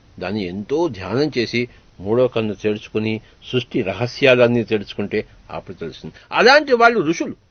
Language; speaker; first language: Telugu; native; Telugu